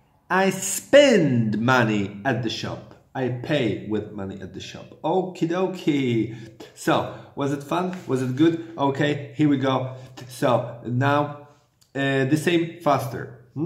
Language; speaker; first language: English; non-native, fluent; Polish